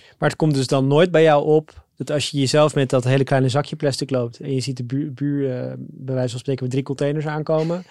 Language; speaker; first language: Dutch; native; Dutch